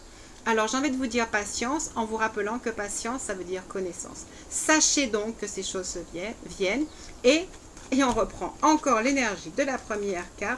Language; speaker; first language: French; native; French